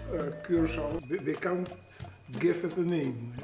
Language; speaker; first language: English; non-native, learner; Papiamento